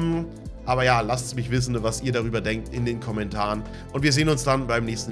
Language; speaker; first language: German; native; German